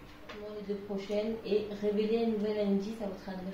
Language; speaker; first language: French; native; French